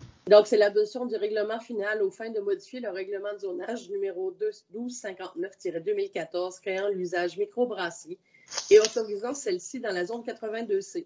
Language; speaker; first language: French; native; French